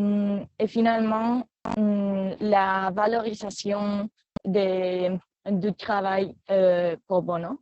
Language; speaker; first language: French; non-native, fluent; Spanish